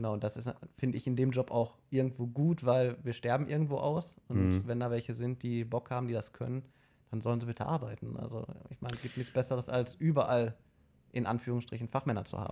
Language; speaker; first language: German; native; German